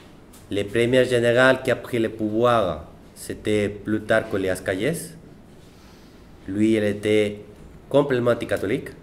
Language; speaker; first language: French; non-native, fluent; Spanish